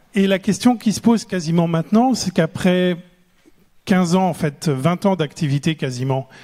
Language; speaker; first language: French; native; French